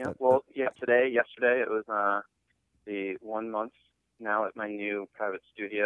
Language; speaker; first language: English; native; English